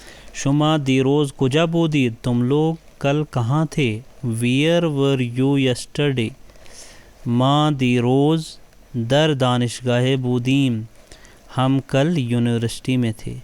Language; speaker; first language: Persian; non-native, fluent; Urdu